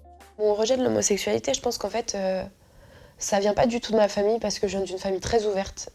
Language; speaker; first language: French; native; French